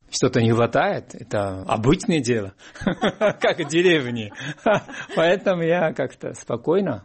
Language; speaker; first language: Russian; non-native, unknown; Japanese